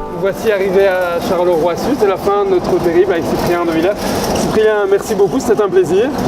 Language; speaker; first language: French; native; French